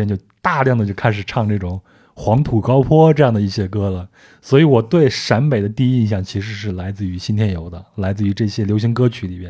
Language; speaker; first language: Chinese; native; Chinese